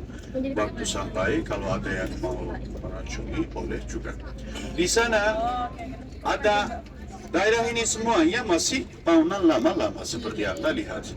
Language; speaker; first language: Indonesian; non-native, fluent; Turkish